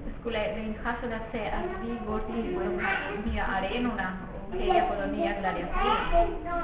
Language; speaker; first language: Swedish; non-native, fluent; Spanish